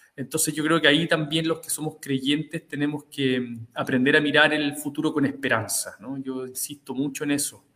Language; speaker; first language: Spanish; native; Spanish